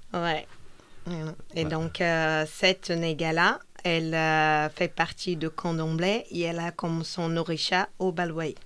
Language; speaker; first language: French; non-native, fluent; Portuguese